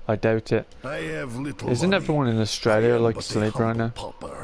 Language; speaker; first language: English; native; English